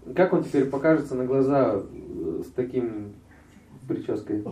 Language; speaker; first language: Russian; native; Russian